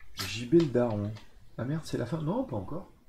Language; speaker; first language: French; native; French